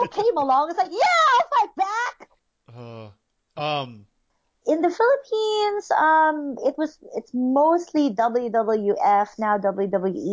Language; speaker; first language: English; non-native, local second language; Filipino